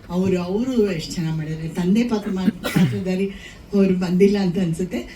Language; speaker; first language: Kannada; native; Kannada